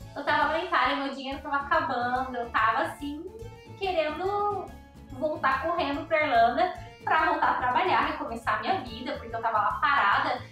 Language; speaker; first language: Portuguese; native; Portuguese